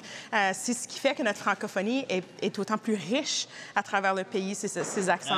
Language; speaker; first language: French; native; French